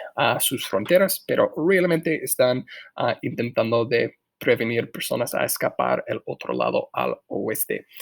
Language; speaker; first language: Spanish; non-native, fluent; English